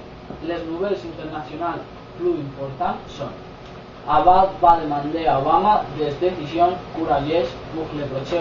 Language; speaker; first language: French; non-native, learner; Spanish